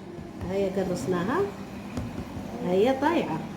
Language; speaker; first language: Arabic; native; Arabic